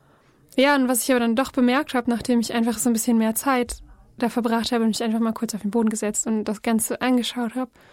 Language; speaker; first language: German; native; German